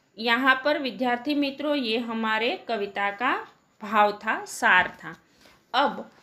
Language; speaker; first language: Hindi; non-native, local second language; Gujarati